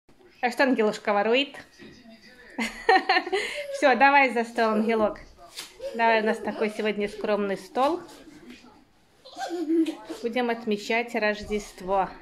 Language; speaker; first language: Russian; native; Russian